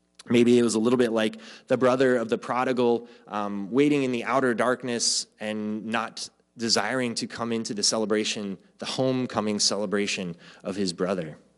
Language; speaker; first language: English; native; English